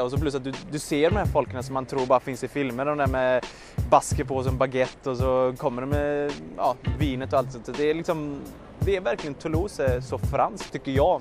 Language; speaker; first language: Swedish; native; Swedish